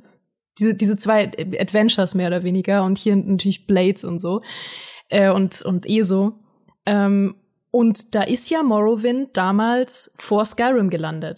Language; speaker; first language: German; native; German